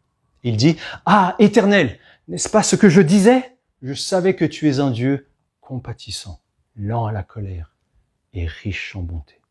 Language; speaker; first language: French; native; French